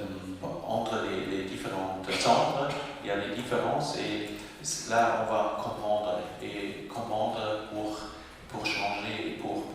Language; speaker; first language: French; non-native, local second language; German